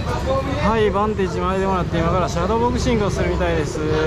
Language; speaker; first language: Japanese; native; Japanese